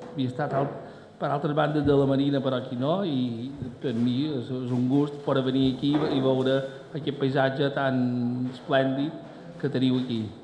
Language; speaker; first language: Catalan; native; Catalan